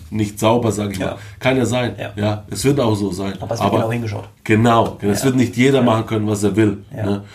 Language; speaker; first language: German; early bilingual, other home language; Bosnian